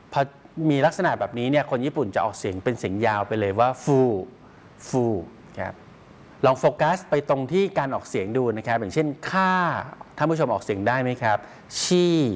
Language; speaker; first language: Thai; native; Thai